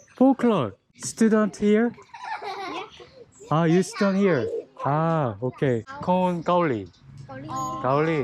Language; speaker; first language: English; non-native, learner; Korean